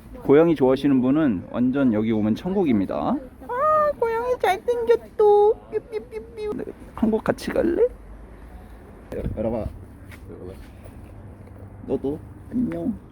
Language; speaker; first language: Korean; native; Korean